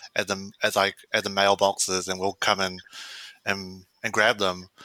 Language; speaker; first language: English; native; English